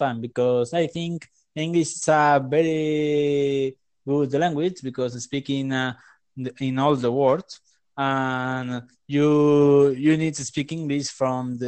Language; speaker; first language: English; non-native, learner; Spanish